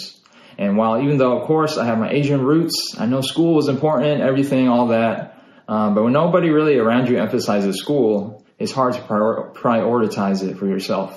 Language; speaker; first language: English; native; English